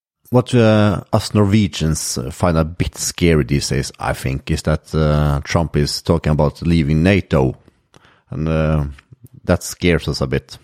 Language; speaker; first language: English; non-native, fluent; Norwegian